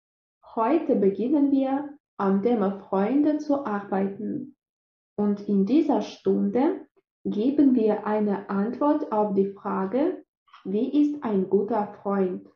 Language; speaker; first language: German; non-native, fluent; Russian